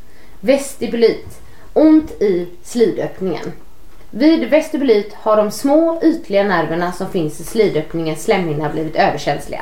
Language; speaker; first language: Swedish; native; Swedish